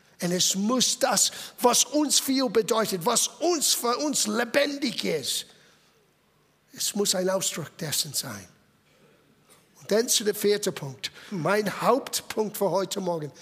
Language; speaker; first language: German; non-native, fluent; English